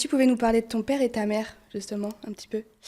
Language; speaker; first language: French; early bilingual, other home language; Portuguese